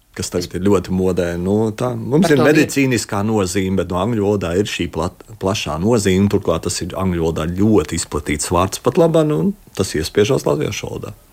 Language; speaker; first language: Latvian; native; Latvian